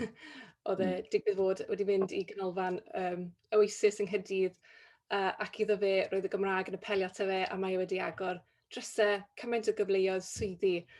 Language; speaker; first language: Welsh; native; Welsh